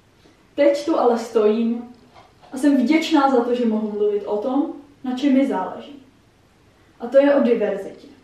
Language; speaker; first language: Czech; early bilingual, heritage; Czech